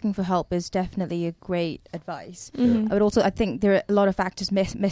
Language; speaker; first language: English; native; English